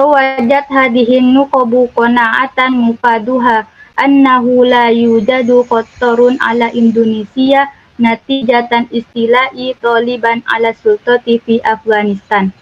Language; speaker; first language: Arabic; non-native, learner; Indonesian